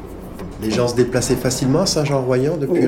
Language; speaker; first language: French; native; French